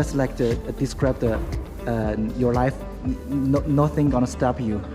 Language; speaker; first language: English; non-native, learner; Chinese